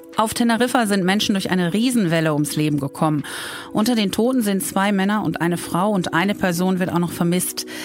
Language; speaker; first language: German; native; German